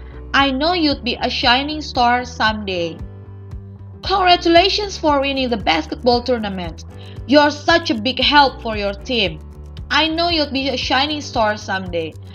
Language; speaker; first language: English; non-native, fluent; Indonesian